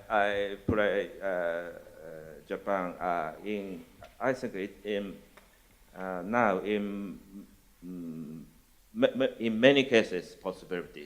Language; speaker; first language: English; non-native, learner; Japanese